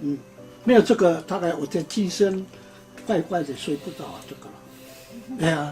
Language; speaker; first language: Chinese; non-native, local second language; Amis